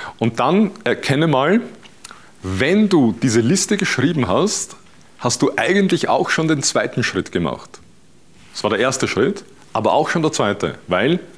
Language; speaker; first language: German; native; German